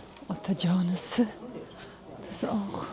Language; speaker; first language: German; non-native, learner; Uzbek